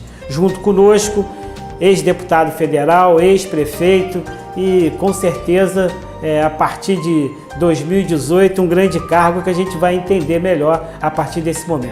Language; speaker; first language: Portuguese; native; Portuguese